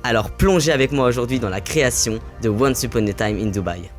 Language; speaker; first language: French; native; French